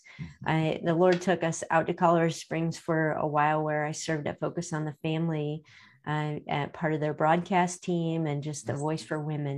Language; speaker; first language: English; native; English